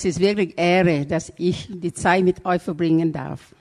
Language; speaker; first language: German; non-native, fluent; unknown